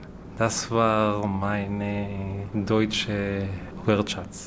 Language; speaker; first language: German; non-native, learner; Hebrew